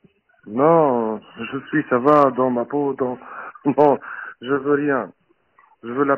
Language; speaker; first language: French; non-native, learner; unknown